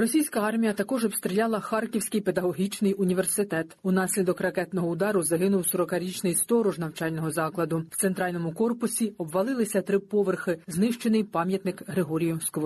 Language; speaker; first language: Ukrainian; native; Ukrainian